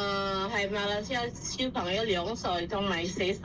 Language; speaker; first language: Cantonese; non-native, learner; Indonesian